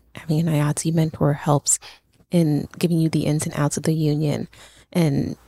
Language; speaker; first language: English; native; English